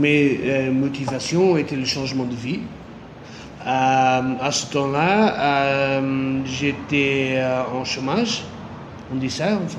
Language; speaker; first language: French; non-native, fluent; Portuguese